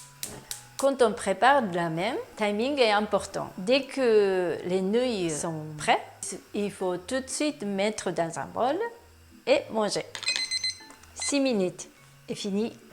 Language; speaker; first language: French; non-native, learner; Japanese